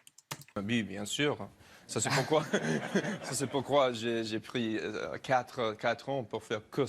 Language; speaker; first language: French; non-native, learner; English